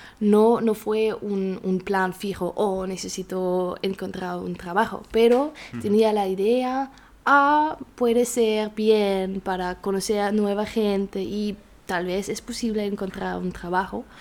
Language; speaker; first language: Spanish; non-native, learner; German